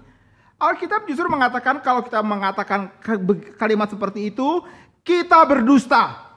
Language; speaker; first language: Indonesian; native; Indonesian